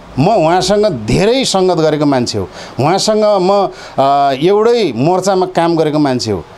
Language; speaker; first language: Nepali; non-native, local second language; Eastern Tamang